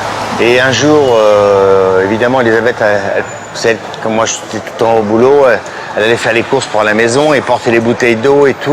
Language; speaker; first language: French; native; French